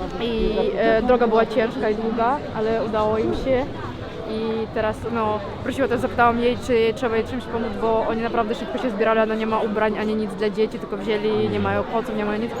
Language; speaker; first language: Polish; non-native, fluent; Ukrainian